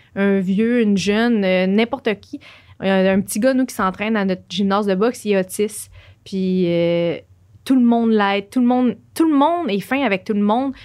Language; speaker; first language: French; native; French